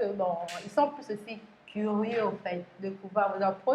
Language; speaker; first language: French; non-native, local second language; Lingala